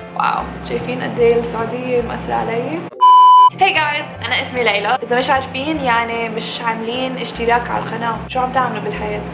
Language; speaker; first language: Arabic; early bilingual, heritage; English